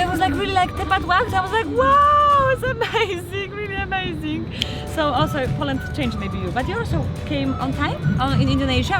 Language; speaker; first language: English; non-native, fluent; Polish